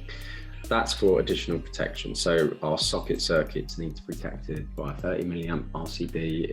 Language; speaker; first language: English; native; English